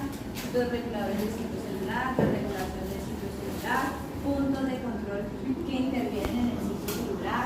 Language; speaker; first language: Spanish; native; Spanish